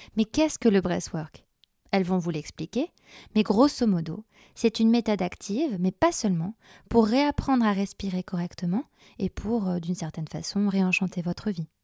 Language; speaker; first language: French; native; French